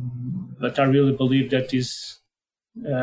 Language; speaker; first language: English; non-native, fluent; Portuguese